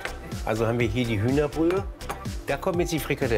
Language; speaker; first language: German; native; German